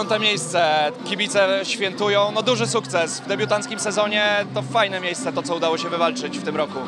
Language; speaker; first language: Polish; native; Polish